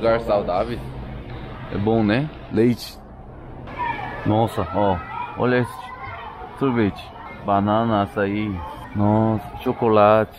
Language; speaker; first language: Portuguese; non-native, learner; Korean